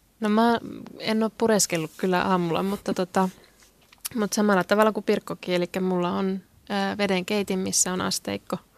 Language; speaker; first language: Finnish; non-native, local second language; Swedish